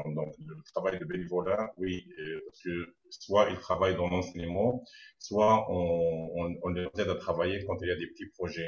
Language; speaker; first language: French; non-native, fluent; Arabic